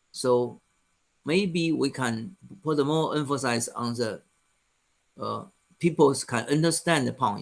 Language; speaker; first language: English; non-native, fluent; Chinese